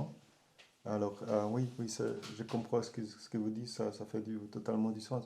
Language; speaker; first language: French; non-native, learner; German